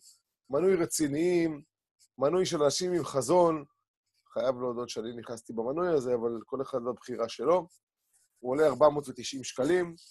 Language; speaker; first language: Hebrew; native; Hebrew